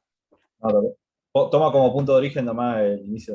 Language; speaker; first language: Spanish; native; Spanish